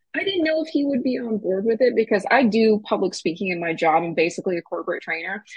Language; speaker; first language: English; native; English